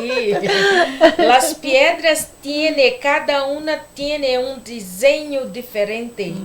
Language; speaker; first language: Spanish; non-native, learner; Portuguese